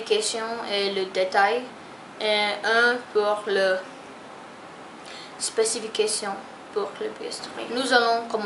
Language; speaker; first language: French; non-native, learner; English